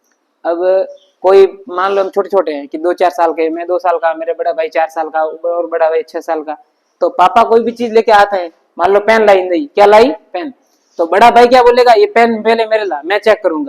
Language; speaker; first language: Hindi; native; Hindi